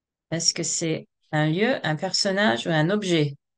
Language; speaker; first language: French; non-native, fluent; English